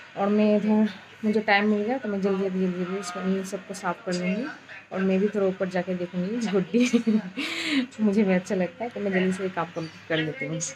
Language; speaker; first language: Hindi; non-native, local second language; Bangla